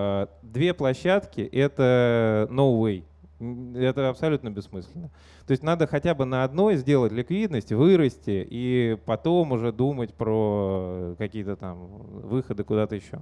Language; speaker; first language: Russian; native; Russian